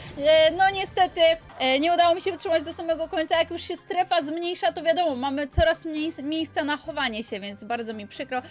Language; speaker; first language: Polish; native; Polish